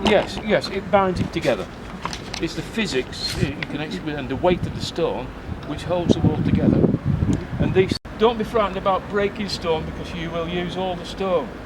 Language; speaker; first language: English; native; English